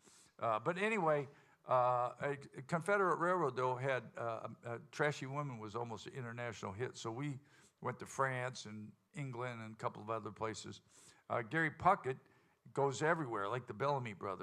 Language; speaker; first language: English; native; English